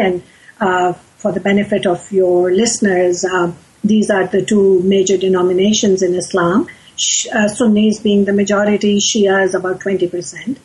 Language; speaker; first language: English; non-native, local second language; Urdu